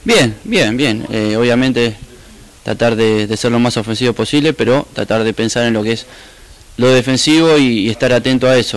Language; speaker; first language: Spanish; native; Spanish